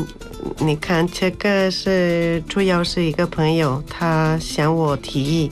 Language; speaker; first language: Chinese; non-native, learner; Spanish